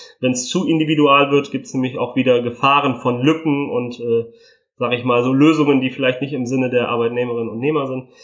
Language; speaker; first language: German; early bilingual, other home language; Italian